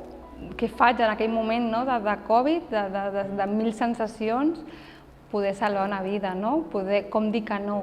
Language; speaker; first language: Catalan; native; Catalan